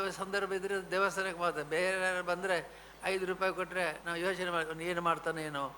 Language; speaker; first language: Kannada; non-native, local second language; Tulu